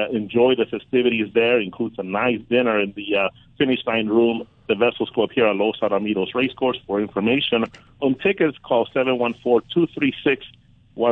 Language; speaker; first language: English; native; English